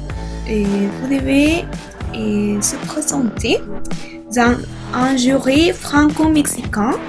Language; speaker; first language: French; non-native, learner; Spanish